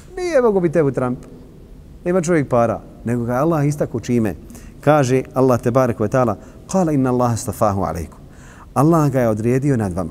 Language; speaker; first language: Bosnian; native; Bosnian